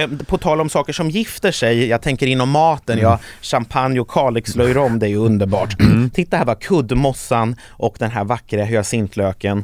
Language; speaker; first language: Swedish; native; Swedish